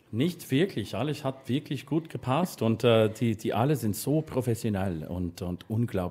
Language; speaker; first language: German; non-native, learner; English